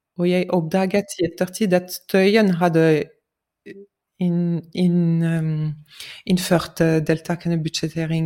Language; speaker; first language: Norwegian; non-native, fluent; French